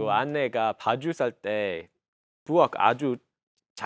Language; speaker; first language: Korean; non-native, fluent; English